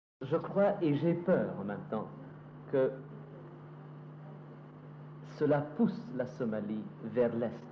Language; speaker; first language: French; non-native, fluent; Somali